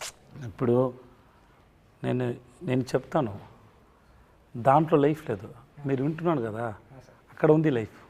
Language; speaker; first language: Telugu; non-native, learner; Tamil